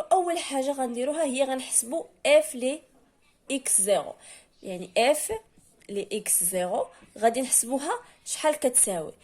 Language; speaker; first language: Arabic; native; Arabic